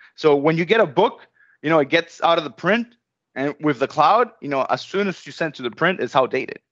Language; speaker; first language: English; non-native, fluent; Spanish